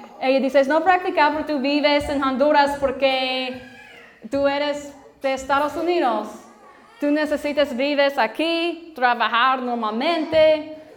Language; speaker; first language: Spanish; non-native, learner; English